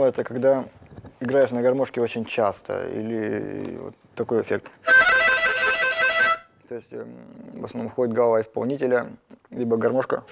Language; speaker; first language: Russian; native; Russian